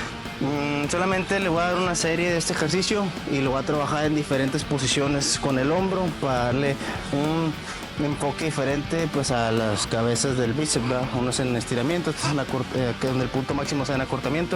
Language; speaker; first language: Spanish; native; Spanish